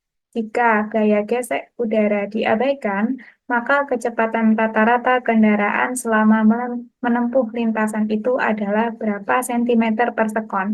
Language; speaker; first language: Indonesian; native; Indonesian